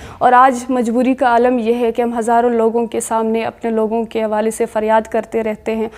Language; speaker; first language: Urdu; non-native, local second language; Baluchi